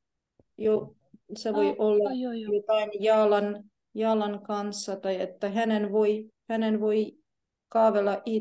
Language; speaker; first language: Finnish; non-native, fluent; Ukrainian